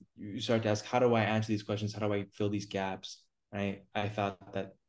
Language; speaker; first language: English; native; English